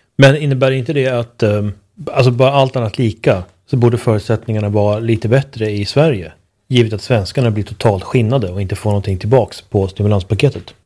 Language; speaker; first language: Swedish; native; Swedish